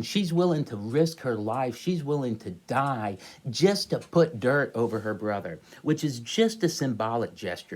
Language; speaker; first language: English; native; English